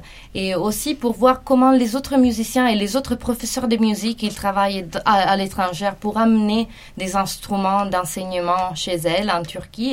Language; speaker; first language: French; non-native, fluent; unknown